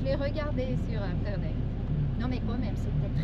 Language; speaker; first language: French; non-native, local second language; German